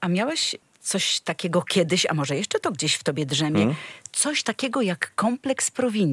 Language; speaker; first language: Polish; native; Polish